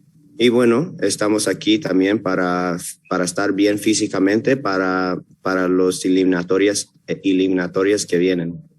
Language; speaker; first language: Spanish; early bilingual, heritage; Spanish